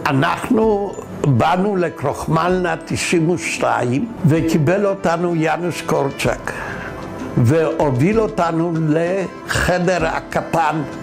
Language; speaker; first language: Hebrew; non-native, fluent; Polish